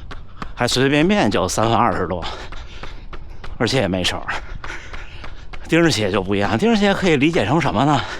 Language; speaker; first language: Chinese; native; Chinese